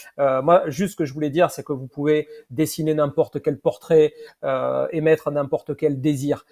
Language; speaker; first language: French; native; French